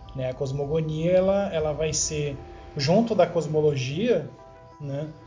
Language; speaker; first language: Portuguese; native; Portuguese